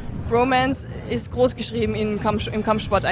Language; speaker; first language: German; native; German